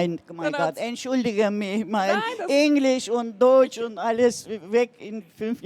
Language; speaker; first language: German; non-native, learner; Turkish